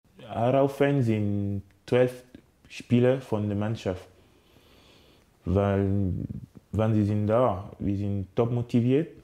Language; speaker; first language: German; non-native, learner; French